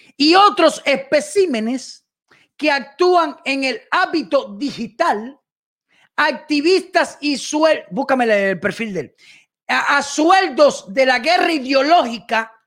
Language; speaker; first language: Spanish; native; Spanish